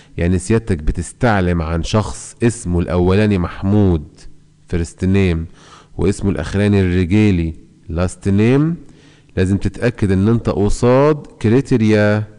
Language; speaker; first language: Arabic; native; Arabic